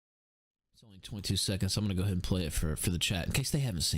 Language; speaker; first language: English; native; English